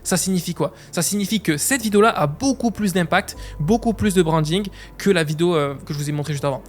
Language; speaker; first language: French; native; French